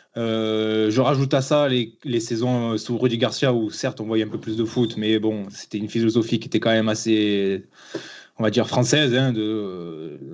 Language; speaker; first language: French; native; French